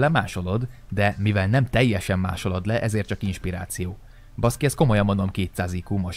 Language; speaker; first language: Hungarian; native; Hungarian